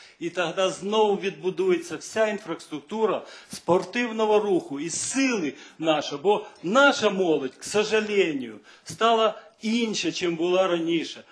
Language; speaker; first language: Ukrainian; native; Ukrainian